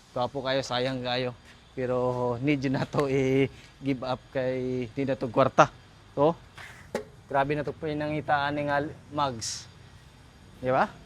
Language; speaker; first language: Cebuano; native; Cebuano